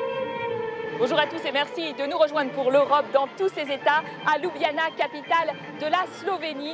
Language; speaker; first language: French; native; French